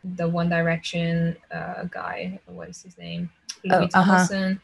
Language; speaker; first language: English; early bilingual, other home language; Slovenian